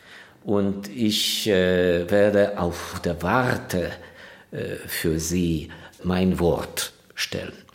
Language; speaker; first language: German; non-native, fluent; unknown